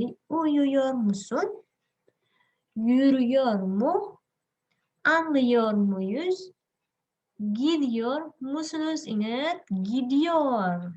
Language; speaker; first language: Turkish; non-native, learner; Indonesian